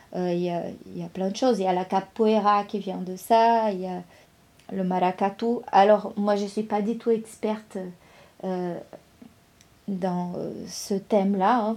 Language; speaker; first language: French; non-native, fluent; Portuguese